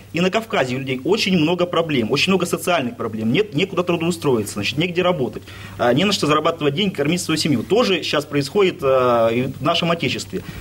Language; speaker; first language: Russian; native; Russian